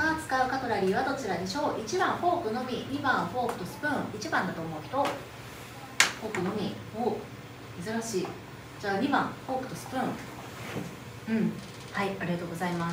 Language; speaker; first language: Japanese; native; Japanese